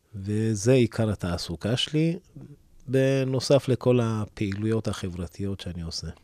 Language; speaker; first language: Hebrew; early bilingual, other home language; Amharic